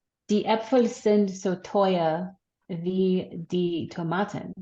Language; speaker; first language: German; non-native, learner; English